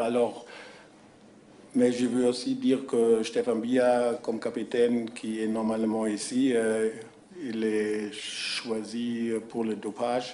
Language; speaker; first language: French; non-native, fluent; German